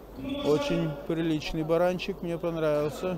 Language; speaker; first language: Russian; native; Russian